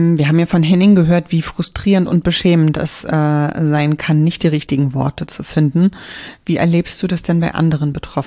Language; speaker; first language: German; native; German